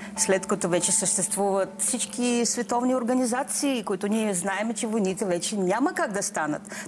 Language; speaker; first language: Bulgarian; non-native, fluent; Russian